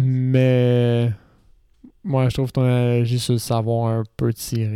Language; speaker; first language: French; native; French